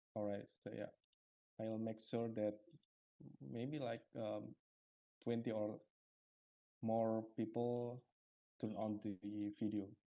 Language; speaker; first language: English; non-native, fluent; Indonesian